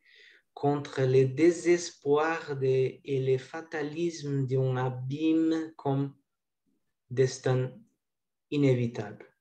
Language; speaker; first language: French; non-native, learner; Portuguese